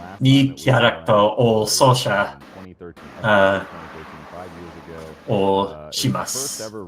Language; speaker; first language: Japanese; non-native, learner; English